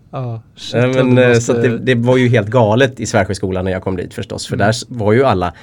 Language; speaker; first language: Swedish; native; Swedish